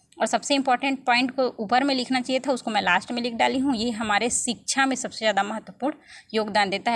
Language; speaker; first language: Hindi; non-native, local second language; Chhattisgarhi